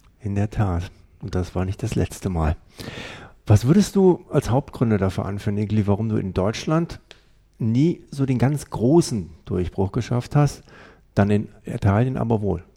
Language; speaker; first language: German; native; German